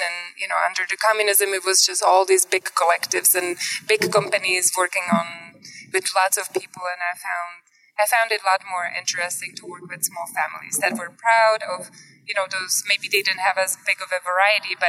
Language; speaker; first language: English; non-native, fluent; Czech